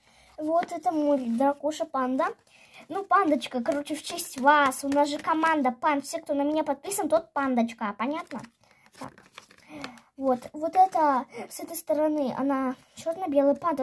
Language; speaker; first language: Russian; native; Russian